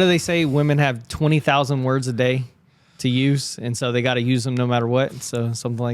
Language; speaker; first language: English; native; English